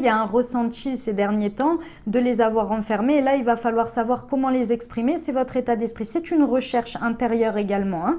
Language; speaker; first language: French; native; French